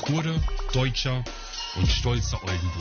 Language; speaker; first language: German; early bilingual, other home language; Kurdish